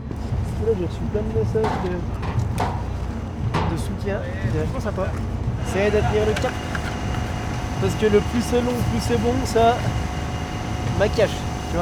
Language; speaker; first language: French; native; French